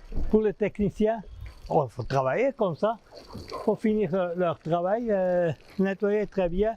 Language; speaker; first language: French; non-native, fluent; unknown